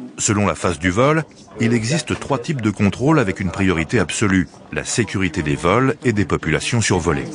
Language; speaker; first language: French; native; French